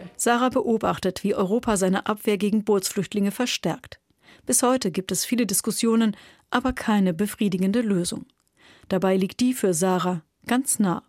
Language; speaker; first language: German; native; German